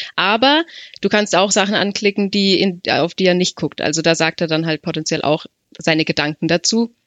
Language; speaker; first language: German; native; German